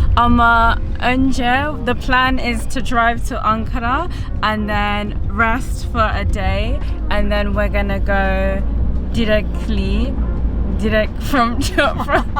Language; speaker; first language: English; early bilingual, other home language; Turkish